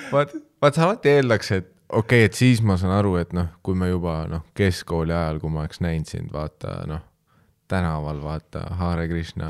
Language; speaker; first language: Estonian; native; Estonian